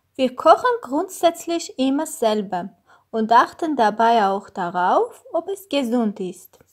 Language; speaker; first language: German; non-native, learner; Armenian